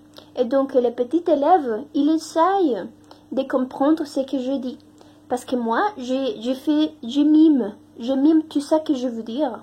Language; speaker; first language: French; non-native, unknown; Spanish